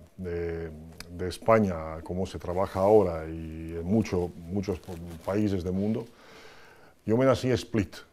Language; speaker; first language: Spanish; non-native, fluent; Croatian